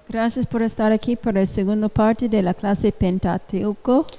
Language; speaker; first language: Spanish; non-native, fluent; English